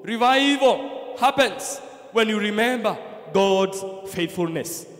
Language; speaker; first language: English; non-native, local second language; Swahili